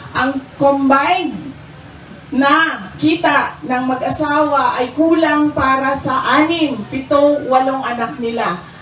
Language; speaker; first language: Filipino; non-native, local second language; Cebuano